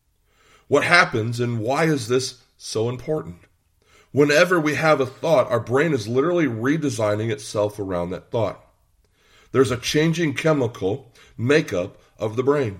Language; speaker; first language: English; native; English